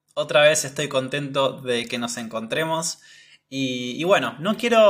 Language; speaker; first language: Spanish; native; Spanish